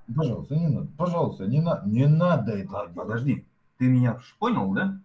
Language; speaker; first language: Russian; native; Russian